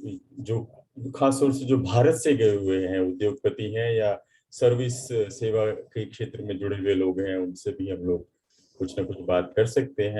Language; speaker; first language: Hindi; native; Hindi